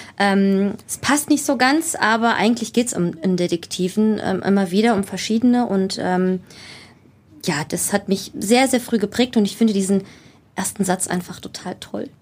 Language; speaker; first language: German; early bilingual, other home language; Greek